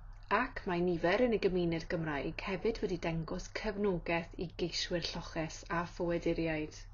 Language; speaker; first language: Welsh; native; Welsh